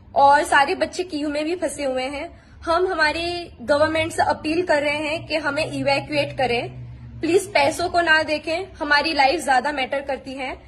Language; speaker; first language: Hindi; non-native, local second language; Gujarati